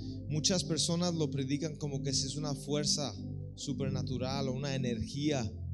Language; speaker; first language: Spanish; native; Spanish